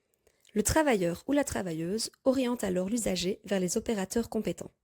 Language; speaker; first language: French; native; French